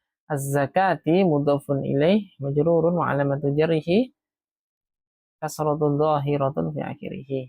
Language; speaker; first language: Arabic; non-native, fluent; Indonesian